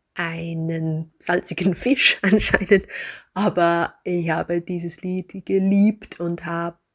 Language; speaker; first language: German; non-native, fluent; English